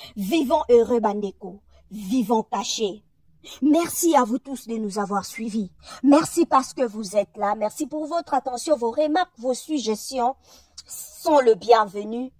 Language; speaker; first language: French; non-native, local second language; Lingala